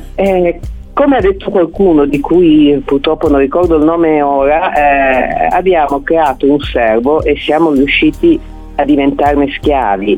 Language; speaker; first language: Italian; native; Italian